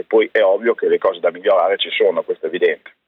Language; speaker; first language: Italian; native; Italian